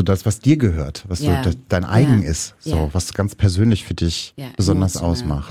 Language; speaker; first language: German; native; German